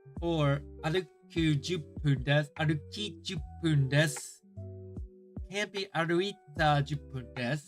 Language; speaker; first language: Japanese; non-native, learner; English